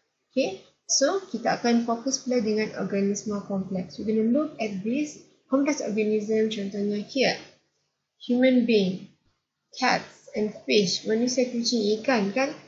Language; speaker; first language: English; non-native, local second language; Malay